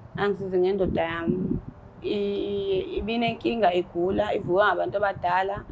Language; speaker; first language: Zulu; non-native, local second language; Xhosa